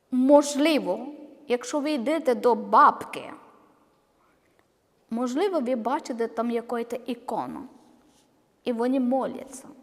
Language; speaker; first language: Ukrainian; non-native, learner; Malayalam